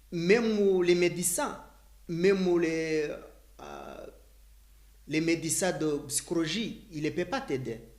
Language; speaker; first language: French; non-native, learner; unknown